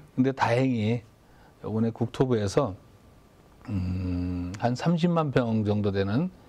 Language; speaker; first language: Korean; native; Korean